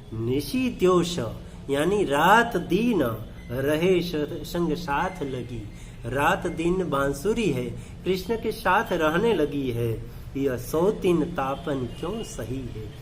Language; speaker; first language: Hindi; non-native, local second language; Gujarati